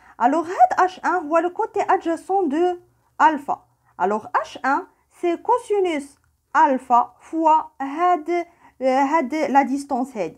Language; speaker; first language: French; non-native, local second language; Arabic